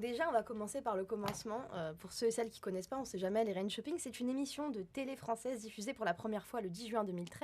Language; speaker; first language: French; native; French